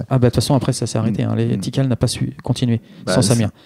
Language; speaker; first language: French; native; French